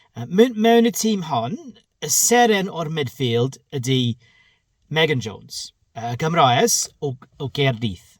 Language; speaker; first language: Welsh; non-native, learner; English